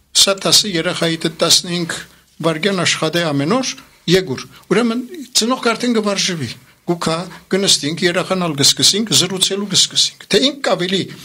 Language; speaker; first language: Armenian; early bilingual, heritage; Armenian